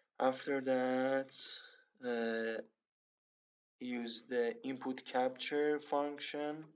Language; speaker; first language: English; non-native, learner; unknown